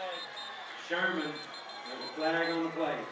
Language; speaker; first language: English; native; English